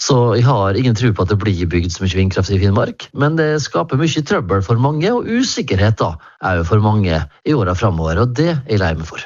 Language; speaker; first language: Norwegian; native; Norwegian